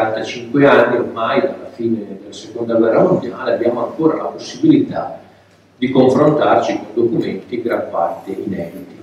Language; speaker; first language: Italian; native; Italian